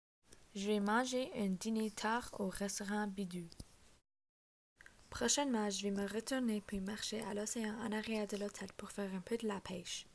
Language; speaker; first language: French; non-native, learner; English